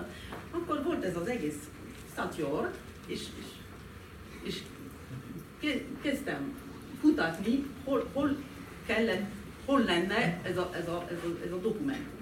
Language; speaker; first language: Hungarian; non-native, fluent; French